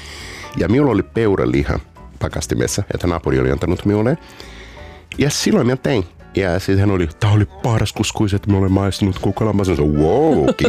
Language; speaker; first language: Finnish; non-native, learner; Portuguese